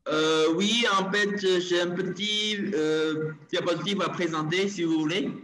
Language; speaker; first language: French; non-native, learner; Chinese